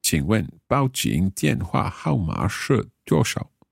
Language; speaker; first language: Chinese; non-native, learner; English